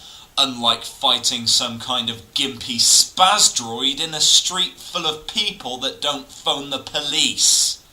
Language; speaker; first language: English; native; English